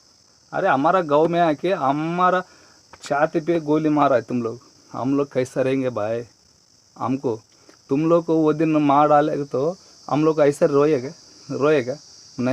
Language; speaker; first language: Hindi; non-native, local second language; Telugu